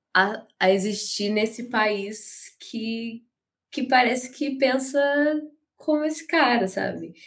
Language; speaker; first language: Portuguese; native; Portuguese